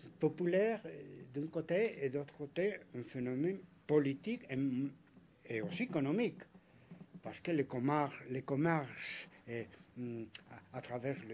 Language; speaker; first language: French; non-native, fluent; Spanish